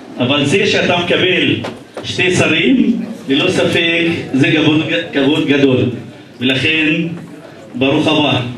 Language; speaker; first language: Hebrew; non-native, local second language; Arabic